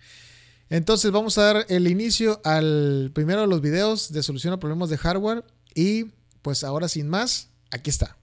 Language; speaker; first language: Spanish; native; Spanish